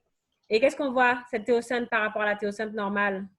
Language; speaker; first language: French; native; French